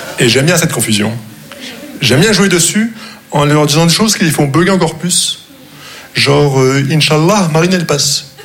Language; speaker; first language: French; non-native, local second language; Arabic